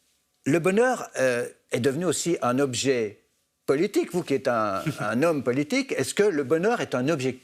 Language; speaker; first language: French; native; French